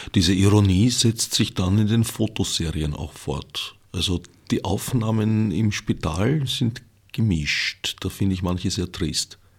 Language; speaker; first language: German; native; German